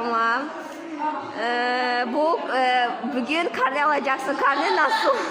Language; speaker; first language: Turkish; non-native, fluent; Kazakh